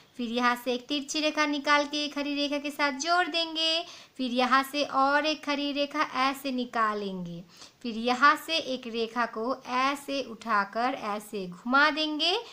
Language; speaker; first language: Hindi; non-native, local second language; Bangla